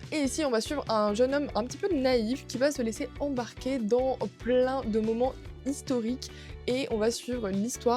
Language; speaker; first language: French; native; French